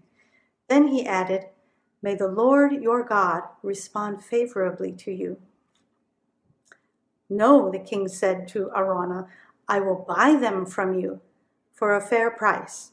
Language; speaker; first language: English; native; English